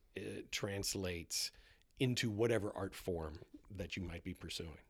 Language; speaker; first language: English; native; English